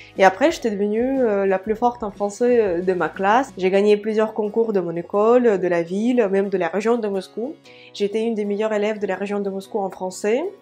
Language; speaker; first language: French; non-native, fluent; Russian